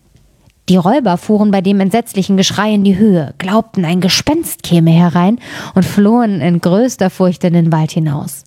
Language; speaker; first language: German; native; German